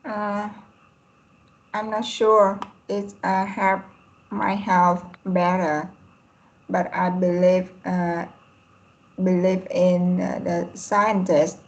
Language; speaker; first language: English; non-native, learner; Vietnamese